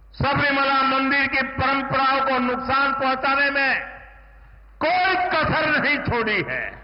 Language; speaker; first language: Hindi; non-native, local second language; Gujarati